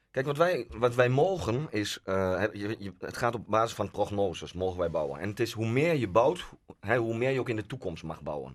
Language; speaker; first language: Dutch; native; Dutch